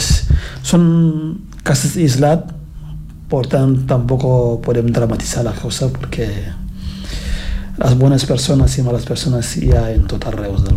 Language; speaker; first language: Catalan; non-native, fluent; Fula